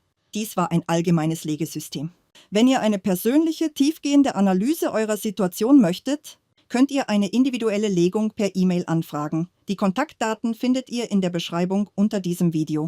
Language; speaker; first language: German; native; German